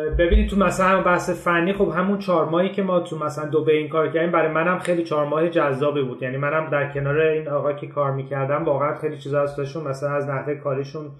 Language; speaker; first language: Persian; native; Persian